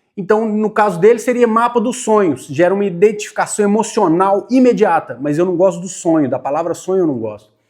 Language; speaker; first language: Portuguese; native; Portuguese